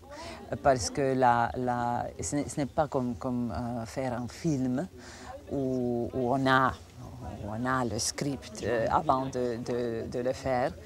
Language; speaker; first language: French; non-native, fluent; Croatian